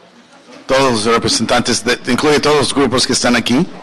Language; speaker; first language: Spanish; early bilingual, heritage; English